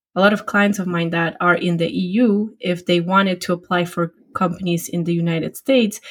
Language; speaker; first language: English; non-native, fluent; Polish